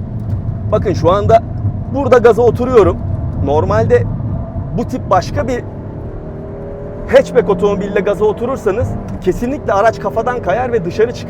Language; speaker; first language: Turkish; native; Turkish